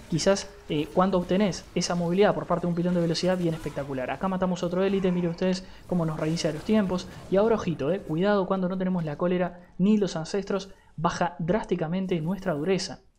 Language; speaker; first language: Spanish; native; Spanish